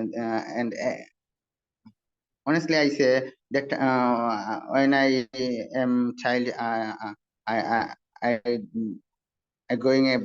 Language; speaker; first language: English; non-native, learner; Bangla